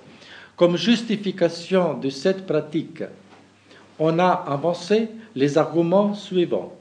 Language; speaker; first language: French; non-native, fluent; German